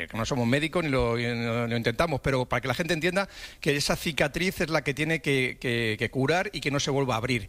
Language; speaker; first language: Spanish; native; Spanish